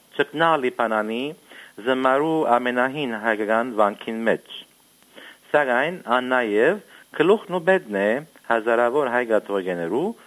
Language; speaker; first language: Armenian; early bilingual, heritage; Armenian